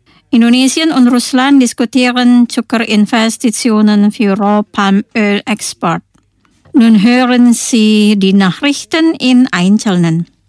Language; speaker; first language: German; non-native, fluent; Indonesian